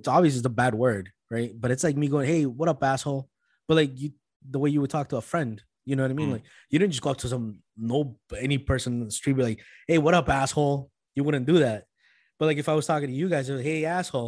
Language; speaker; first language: English; early bilingual, other home language; Spanish